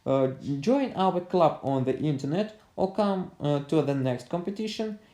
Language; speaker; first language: English; non-native, fluent; Russian